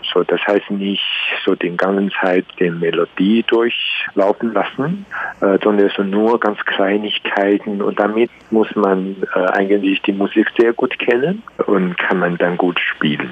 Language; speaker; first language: German; non-native, learner; Chinese